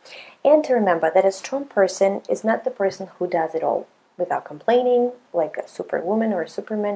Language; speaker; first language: English; non-native, fluent; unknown